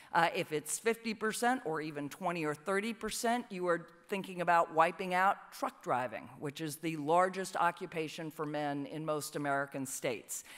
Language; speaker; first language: English; native; English